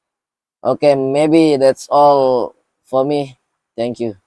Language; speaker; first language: English; non-native, learner; Indonesian